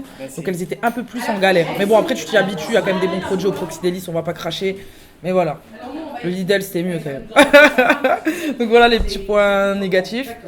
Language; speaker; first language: French; native; French